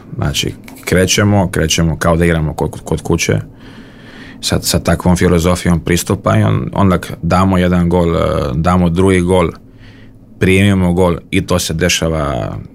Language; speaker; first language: Serbian; early bilingual, heritage; Bosnian